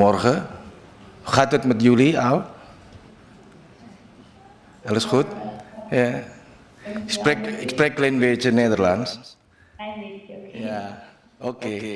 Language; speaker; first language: Dutch; non-native, learner; Indonesian